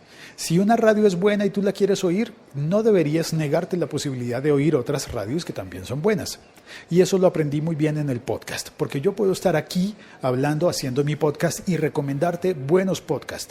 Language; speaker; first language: Spanish; native; Spanish